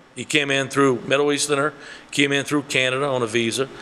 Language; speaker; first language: English; early bilingual, other home language; French